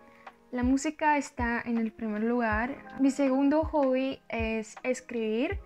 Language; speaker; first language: Spanish; non-native, learner; Russian